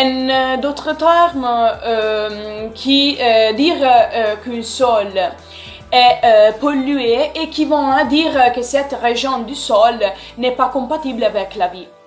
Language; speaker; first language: French; non-native, learner; Italian